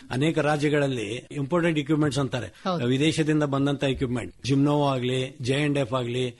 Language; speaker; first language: Kannada; native; Kannada